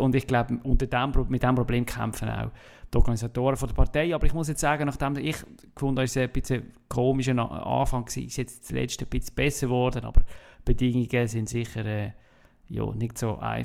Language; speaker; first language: German; native; German